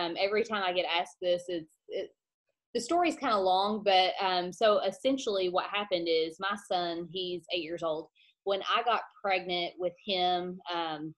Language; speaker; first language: English; native; English